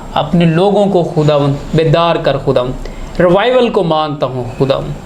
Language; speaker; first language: Urdu; non-native, local second language; Punjabi